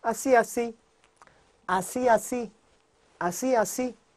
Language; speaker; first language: Spanish; non-native, fluent; Korean